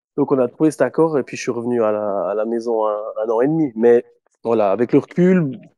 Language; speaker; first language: French; native; French